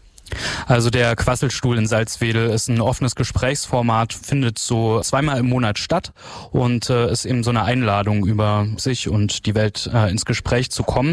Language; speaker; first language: German; native; German